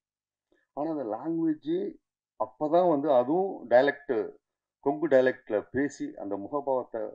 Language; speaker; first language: Tamil; native; Tamil